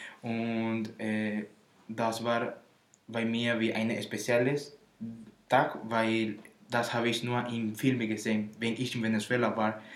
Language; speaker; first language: German; non-native, learner; Spanish